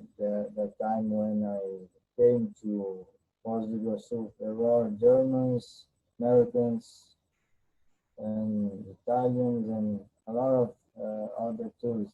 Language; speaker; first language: English; non-native, learner; Portuguese